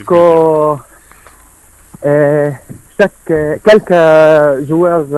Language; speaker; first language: French; non-native, learner; Arabic